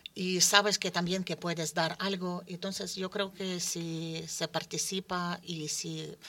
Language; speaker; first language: Spanish; non-native, fluent; Ukrainian